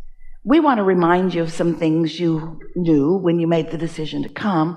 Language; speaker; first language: English; native; English